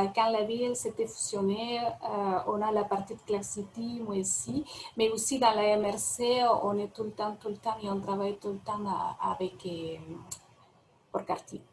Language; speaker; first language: French; non-native, fluent; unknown